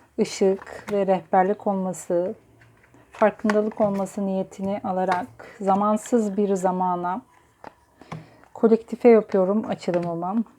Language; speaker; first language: Turkish; native; Turkish